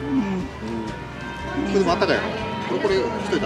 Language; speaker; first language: Japanese; native; Japanese